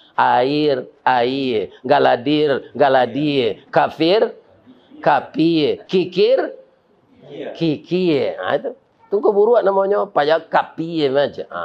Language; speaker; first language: Malay; non-native, local second language; Minangkabau